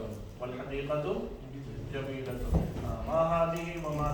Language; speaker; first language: Arabic; non-native, fluent; Urdu